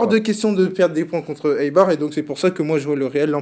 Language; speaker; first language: French; native; French